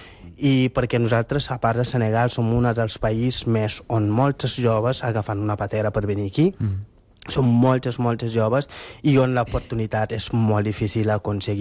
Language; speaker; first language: Catalan; non-native, fluent; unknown